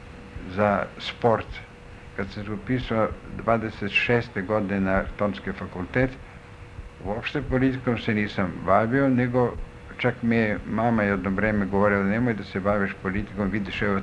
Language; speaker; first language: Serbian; non-native, fluent; Russian